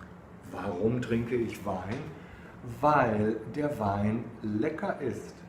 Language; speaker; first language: German; non-native, fluent; Chinese